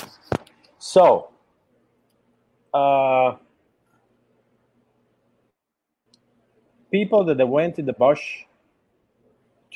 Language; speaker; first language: English; non-native, fluent; Italian